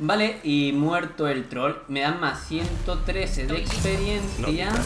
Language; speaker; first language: Spanish; native; Spanish